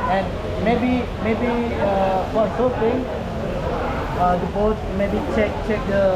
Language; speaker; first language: English; non-native, learner; Indonesian